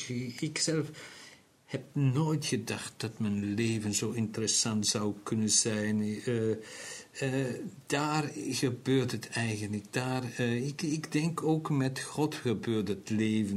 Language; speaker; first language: Dutch; non-native, local second language; German